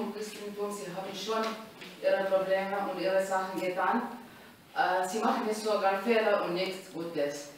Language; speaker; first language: German; non-native, learner; Arabic